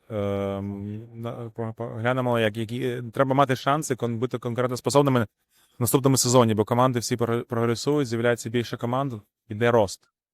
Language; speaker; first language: Ukrainian; non-native, local second language; Russian